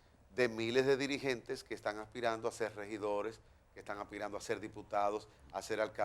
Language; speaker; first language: Spanish; native; Spanish